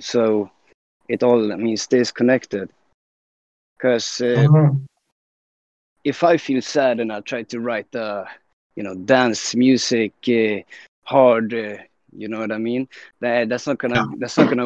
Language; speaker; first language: English; non-native, fluent; Swedish